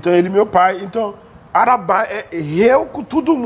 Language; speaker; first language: Portuguese; non-native, learner; Yoruba